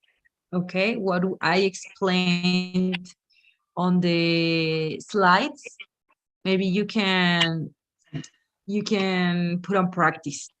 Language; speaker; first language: English; non-native, fluent; Spanish